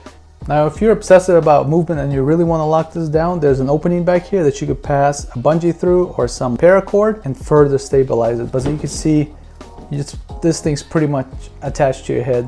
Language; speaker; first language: English; native; English